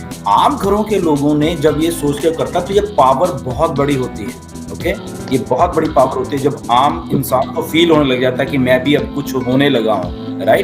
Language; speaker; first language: Hindi; native; Hindi